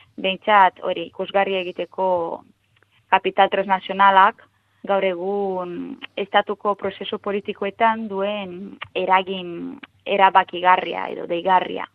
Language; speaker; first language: Basque; non-native, fluent; Portuguese